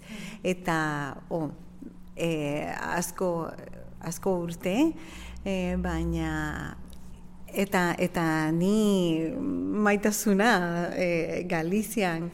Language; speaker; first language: Basque; non-native, learner; Spanish